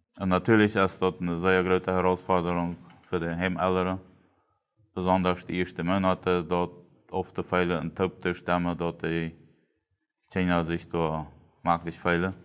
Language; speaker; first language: German; non-native, local second language; Plautdietsch